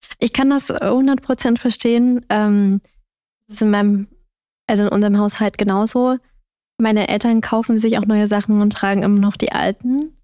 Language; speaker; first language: German; early bilingual, other home language; Vietnamese